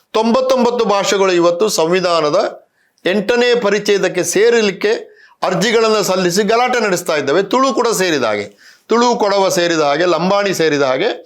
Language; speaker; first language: Kannada; non-native, local second language; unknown